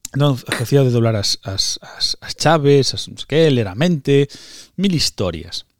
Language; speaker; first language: Galician; non-native, local second language; Spanish